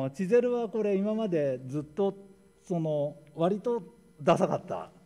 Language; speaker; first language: Japanese; native; Japanese